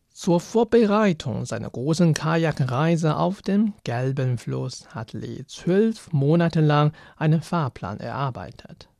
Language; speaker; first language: German; non-native, fluent; Chinese